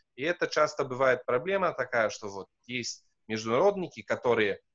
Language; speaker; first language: Russian; non-native, fluent; Polish